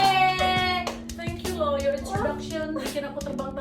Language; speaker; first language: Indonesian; native; Indonesian